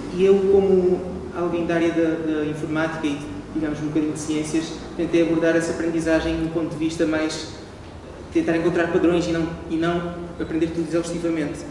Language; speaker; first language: Portuguese; non-native, local second language; Kabuverdianu